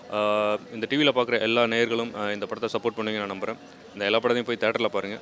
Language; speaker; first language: Tamil; native; Tamil